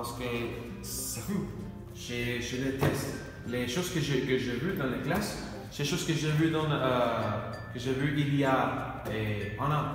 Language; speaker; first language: French; non-native, learner; Spanish